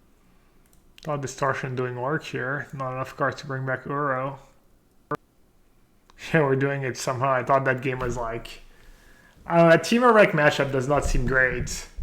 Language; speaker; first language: English; non-native, fluent; French